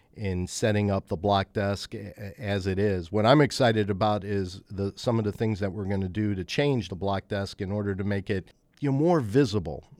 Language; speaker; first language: English; native; English